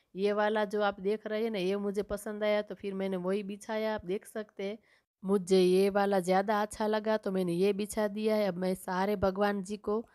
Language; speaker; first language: Hindi; non-native, local second language; Gujarati